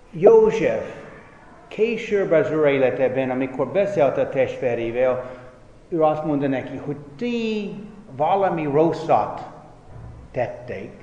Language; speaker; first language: Hungarian; non-native, fluent; English